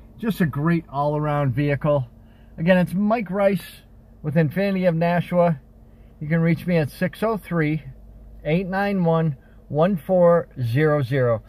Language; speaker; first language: English; native; English